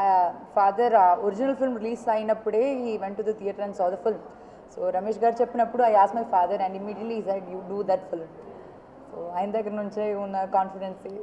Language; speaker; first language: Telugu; non-native, fluent; Malayalam